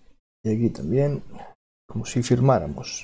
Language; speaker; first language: Spanish; non-native, local second language; Catalan